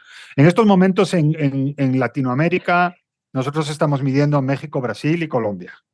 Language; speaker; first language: Spanish; native; Spanish